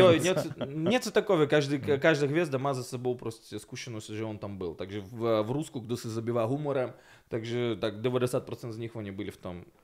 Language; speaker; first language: Czech; non-native, fluent; Russian